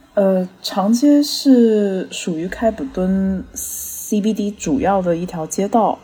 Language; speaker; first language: Chinese; early bilingual, heritage; Chinese